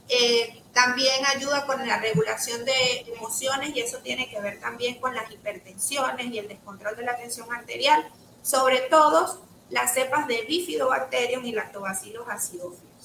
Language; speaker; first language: Spanish; native; Spanish